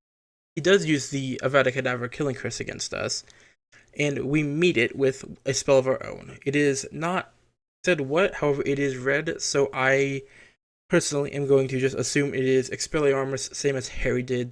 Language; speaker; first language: English; native; English